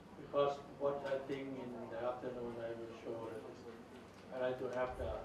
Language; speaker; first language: English; non-native, learner; Thai